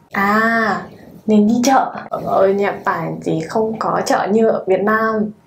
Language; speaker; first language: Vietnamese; non-native, learner; Japanese